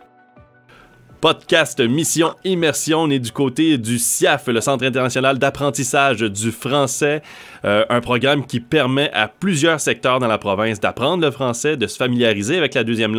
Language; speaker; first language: French; native; French